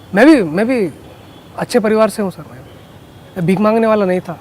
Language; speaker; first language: Hindi; non-native, local second language; Telugu